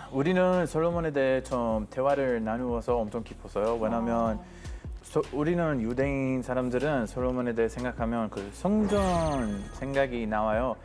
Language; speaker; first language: Korean; non-native, fluent; Hebrew